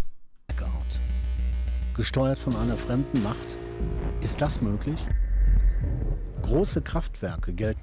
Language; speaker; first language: German; native; German